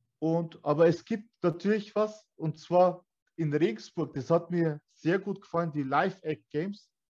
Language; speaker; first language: German; early bilingual, other home language; Turkish